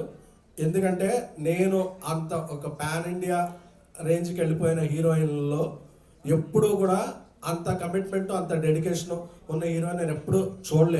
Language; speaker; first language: Telugu; native; Telugu